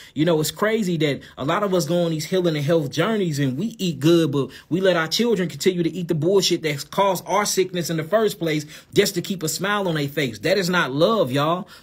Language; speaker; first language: English; native; English